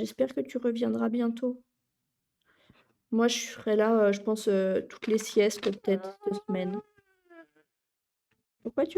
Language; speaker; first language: French; native; French